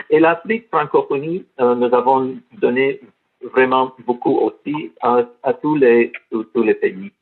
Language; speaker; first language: French; non-native, learner; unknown